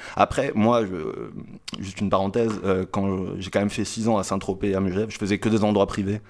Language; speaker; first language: French; native; French